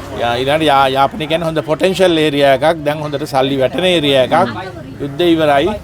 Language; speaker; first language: Sinhala; native; Sinhala